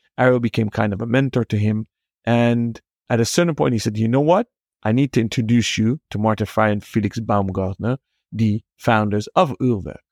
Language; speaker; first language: English; non-native, fluent; Hebrew